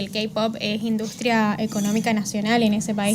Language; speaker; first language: Spanish; native; Spanish